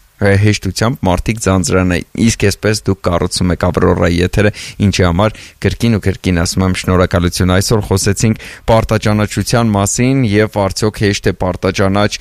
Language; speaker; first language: Armenian; native; Armenian